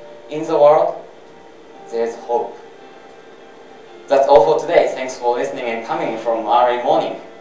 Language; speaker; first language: English; non-native, fluent; Japanese